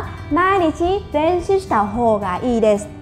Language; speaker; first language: Japanese; non-native, fluent; Vietnamese